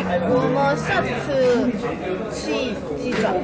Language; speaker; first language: Chinese; non-native, learner; Korean